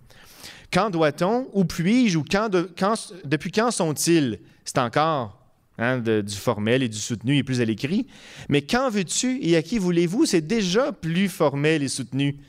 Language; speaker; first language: French; native; French